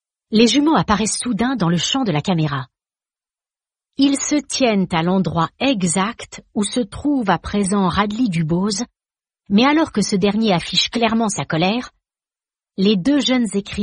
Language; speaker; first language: French; native; French